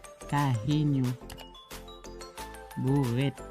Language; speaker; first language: Portuguese; non-native, learner; Haitian Creole